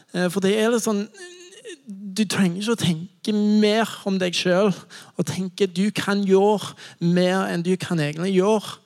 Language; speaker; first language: Norwegian; non-native, fluent; English